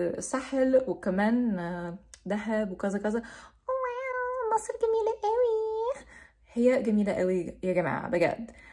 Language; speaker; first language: Arabic; non-native, learner; English